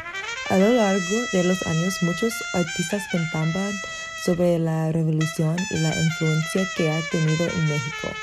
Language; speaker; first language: Spanish; non-native, learner; English